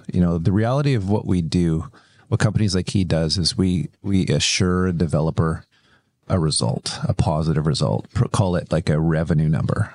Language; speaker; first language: English; native; English